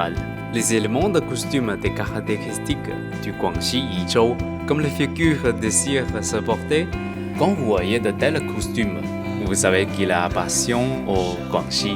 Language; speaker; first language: French; non-native, learner; Chinese